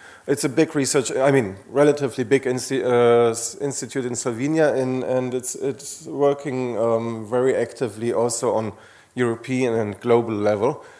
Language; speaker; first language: English; non-native, fluent; Slovenian